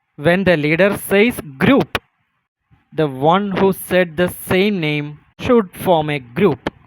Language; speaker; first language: English; non-native, local second language; Malayalam